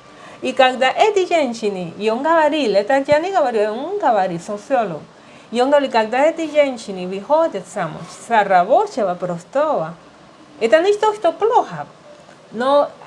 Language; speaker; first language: Russian; non-native, learner; Spanish